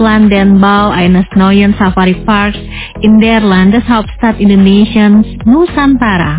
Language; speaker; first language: German; non-native, fluent; Indonesian